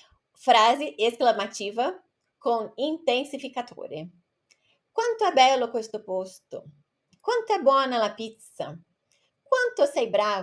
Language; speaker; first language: Italian; non-native, fluent; Portuguese